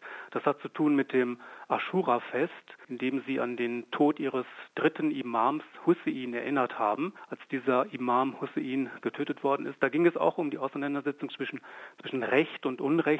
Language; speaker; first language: German; native; German